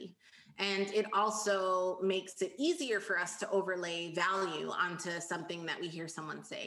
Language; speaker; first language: English; native; English